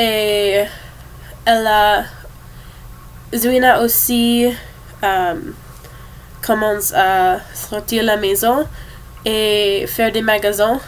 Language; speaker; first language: French; non-native, learner; English